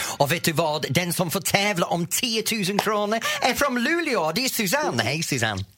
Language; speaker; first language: Swedish; non-native, fluent; English